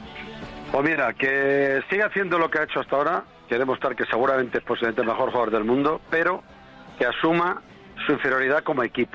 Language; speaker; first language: Spanish; native; Spanish